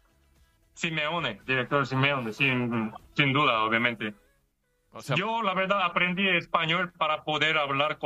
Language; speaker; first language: Spanish; non-native, learner; Korean